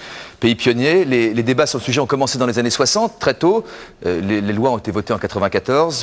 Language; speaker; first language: French; native; French